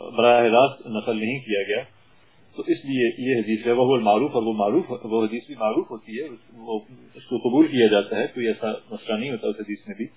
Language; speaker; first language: Urdu; non-native, local second language; Punjabi